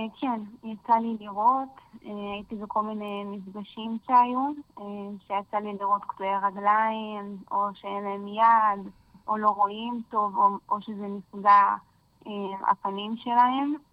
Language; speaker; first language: Hebrew; native; Hebrew